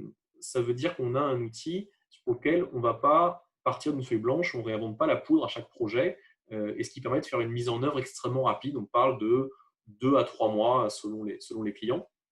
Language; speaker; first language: French; native; French